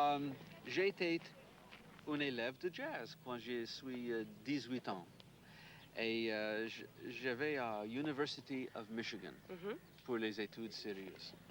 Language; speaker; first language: French; non-native, fluent; English